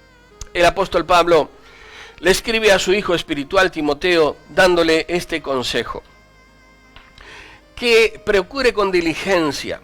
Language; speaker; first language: Spanish; native; Spanish